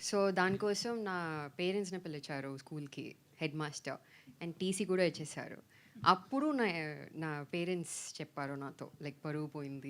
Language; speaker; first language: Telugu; non-native, fluent; Tamil